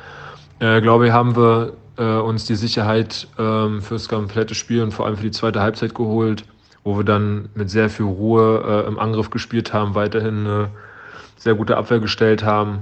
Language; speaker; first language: German; native; German